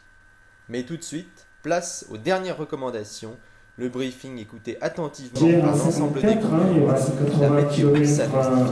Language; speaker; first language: French; native; French